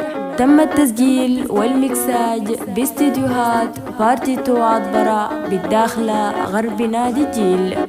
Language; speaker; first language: Arabic; native; Arabic